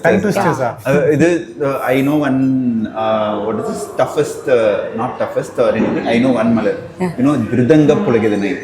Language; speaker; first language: Malayalam; non-native, learner; Tamil